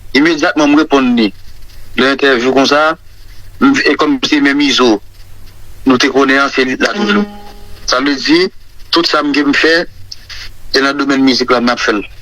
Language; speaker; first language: Haitian Creole; native; Haitian Creole